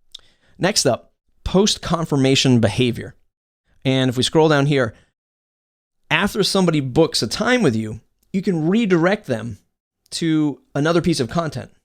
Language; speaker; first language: English; native; English